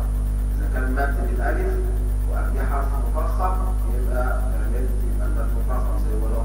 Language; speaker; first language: Arabic; native; Arabic